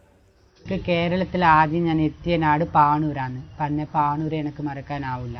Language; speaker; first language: Malayalam; non-native, learner; Tamil